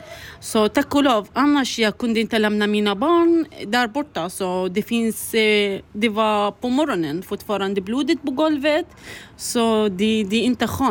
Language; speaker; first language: Swedish; non-native, learner; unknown